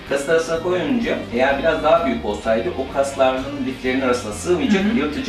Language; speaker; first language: Turkish; native; Turkish